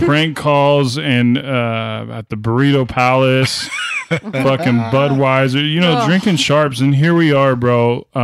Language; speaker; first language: English; native; English